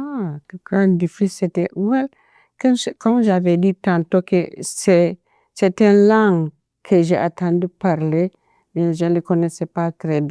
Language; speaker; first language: French; non-native, fluent; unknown